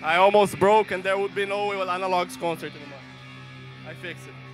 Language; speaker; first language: English; non-native, fluent; Portuguese